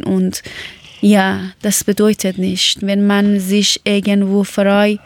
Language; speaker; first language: German; early bilingual, other home language; Persian